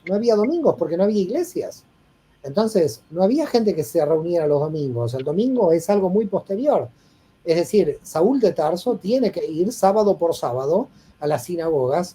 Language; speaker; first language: Spanish; native; Spanish